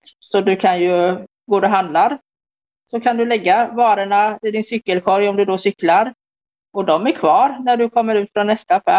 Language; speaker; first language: Swedish; native; Swedish